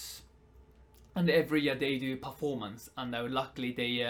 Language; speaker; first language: English; non-native, fluent; Japanese